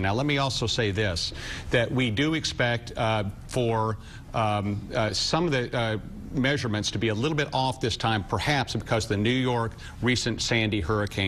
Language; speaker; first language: English; native; English